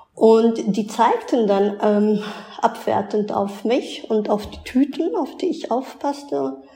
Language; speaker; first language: German; early bilingual, other home language; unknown